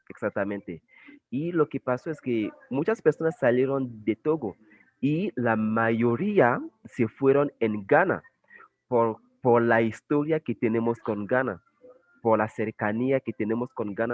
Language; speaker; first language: Spanish; non-native, fluent; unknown